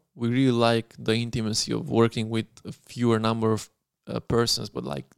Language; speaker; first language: English; non-native, fluent; Romanian